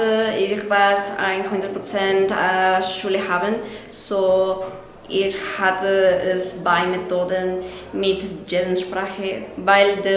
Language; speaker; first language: German; non-native, learner; Spanish